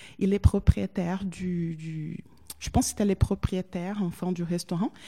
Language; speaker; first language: French; non-native, fluent; Portuguese